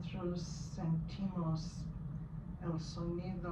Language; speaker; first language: Spanish; non-native, learner; English